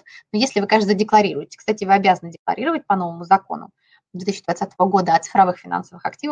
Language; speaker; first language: Russian; native; Russian